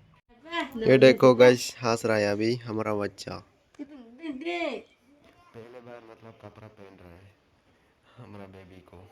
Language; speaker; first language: Hindi; non-native, local second language; Kok Borok